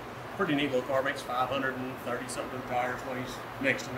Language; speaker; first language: English; native; English